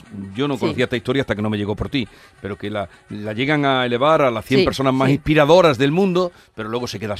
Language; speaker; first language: Spanish; native; Spanish